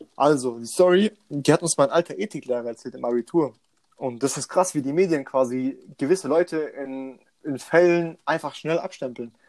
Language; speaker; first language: German; native; German